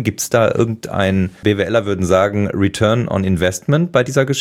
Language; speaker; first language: German; native; German